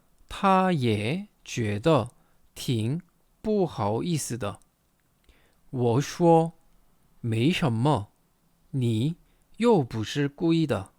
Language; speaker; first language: Chinese; non-native, fluent; Korean